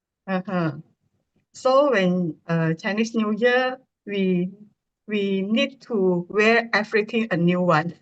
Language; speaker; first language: English; non-native, learner; Indonesian